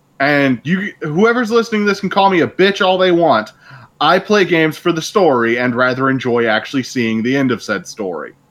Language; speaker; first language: English; native; English